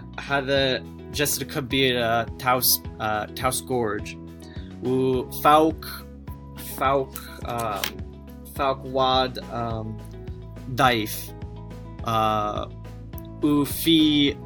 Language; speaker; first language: Arabic; non-native, learner; English